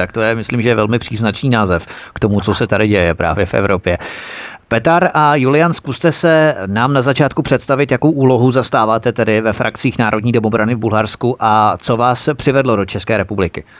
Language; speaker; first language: Czech; native; Czech